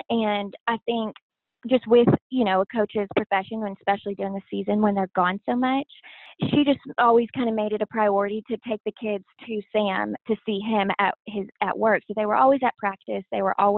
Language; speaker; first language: English; native; English